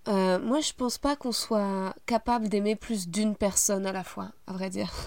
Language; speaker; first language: French; native; French